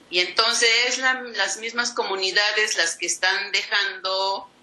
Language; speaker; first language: Spanish; non-native, local second language; Zapotec